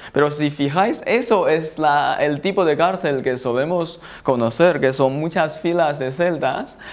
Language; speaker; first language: Spanish; non-native, fluent; Chinese